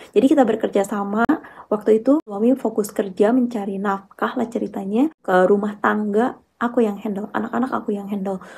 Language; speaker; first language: Indonesian; native; Indonesian